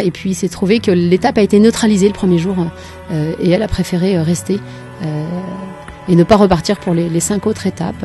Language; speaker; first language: French; native; French